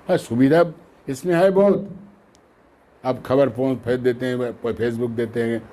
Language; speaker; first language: Hindi; non-native, local second language; Bangla